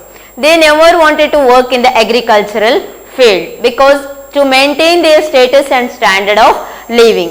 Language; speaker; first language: English; non-native, local second language; Kannada